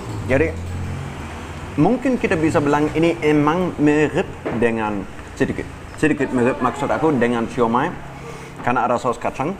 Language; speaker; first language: Indonesian; non-native, fluent; German